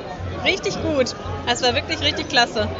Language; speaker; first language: German; native; German